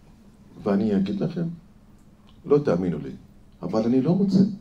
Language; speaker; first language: Hebrew; non-native, fluent; Arabic